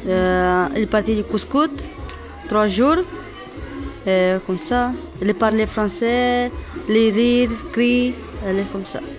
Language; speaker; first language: French; non-native, learner; Romany